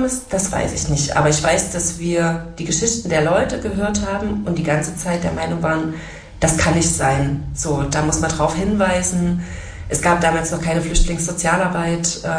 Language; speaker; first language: German; native; German